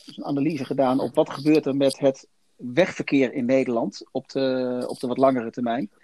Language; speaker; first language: Dutch; native; Dutch